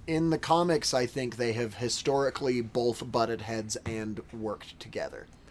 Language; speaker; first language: English; native; English